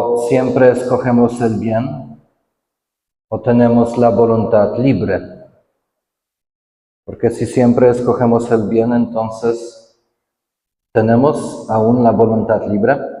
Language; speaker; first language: Spanish; non-native, fluent; Polish